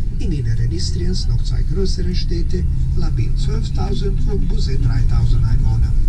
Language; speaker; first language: German; non-native, fluent; Croatian